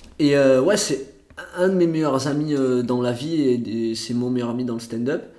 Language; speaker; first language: French; early bilingual, other home language; Portuguese